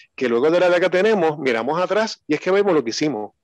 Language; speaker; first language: Spanish; native; Spanish